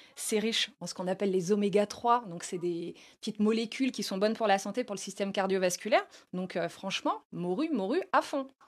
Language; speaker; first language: French; early bilingual, other home language; Portuguese